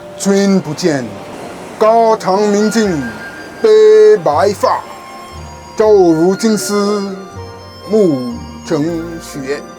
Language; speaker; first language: Chinese; non-native, fluent; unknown